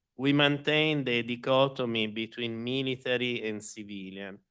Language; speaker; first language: English; non-native, fluent; Italian